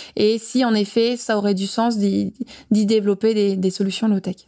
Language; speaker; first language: French; native; French